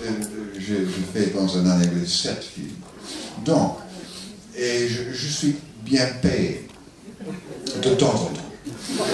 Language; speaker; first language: French; non-native, learner; English